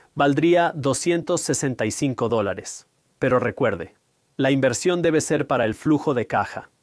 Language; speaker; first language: Spanish; non-native, fluent; Punjabi